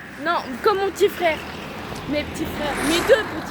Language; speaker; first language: French; native; French